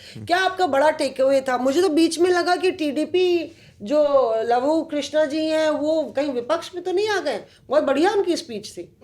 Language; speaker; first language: Hindi; native; Hindi